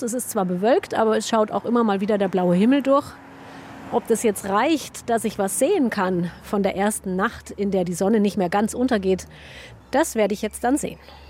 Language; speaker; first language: German; native; German